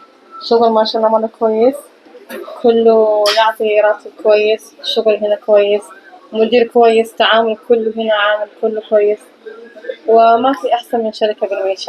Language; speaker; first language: Arabic; non-native, learner; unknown